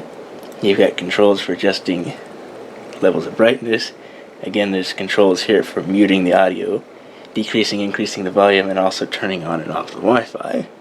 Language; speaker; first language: English; native; English